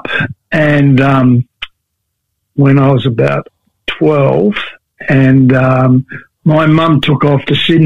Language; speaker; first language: English; native; English